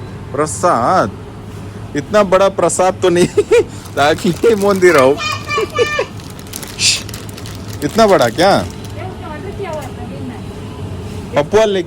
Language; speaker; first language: Hindi; non-native, local second language; Bodo